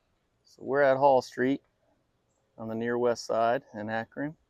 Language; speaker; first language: English; native; English